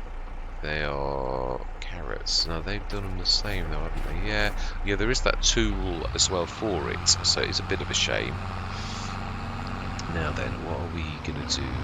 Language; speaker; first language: English; native; English